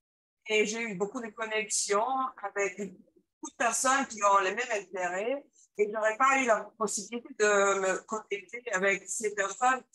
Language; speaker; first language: French; non-native, learner; English